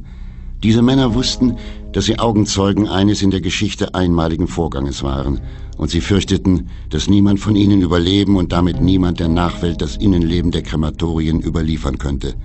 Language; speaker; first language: German; native; German